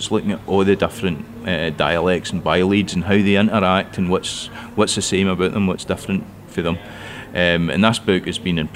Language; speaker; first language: English; non-native, local second language; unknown